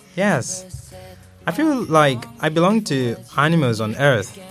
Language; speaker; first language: English; non-native, local second language; Nyanja